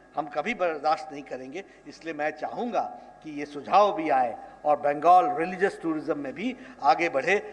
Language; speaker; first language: Hindi; native; Hindi